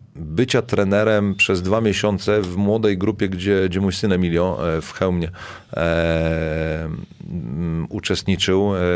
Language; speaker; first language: Polish; native; Polish